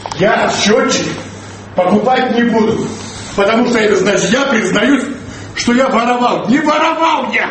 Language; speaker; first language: Russian; native; Russian